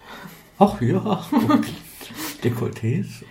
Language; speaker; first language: German; native; German